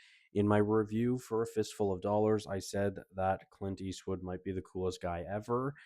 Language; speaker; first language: English; native; English